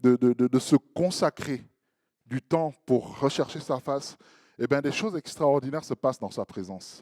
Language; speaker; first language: French; native; French